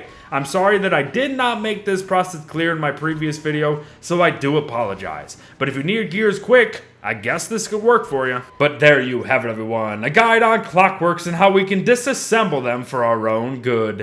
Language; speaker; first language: English; native; English